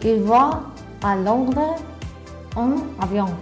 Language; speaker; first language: French; non-native, learner; Spanish